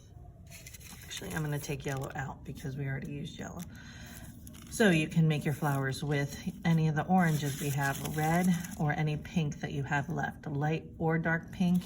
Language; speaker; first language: English; native; English